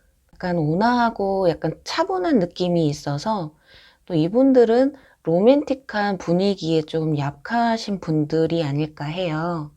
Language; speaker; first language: Korean; native; Korean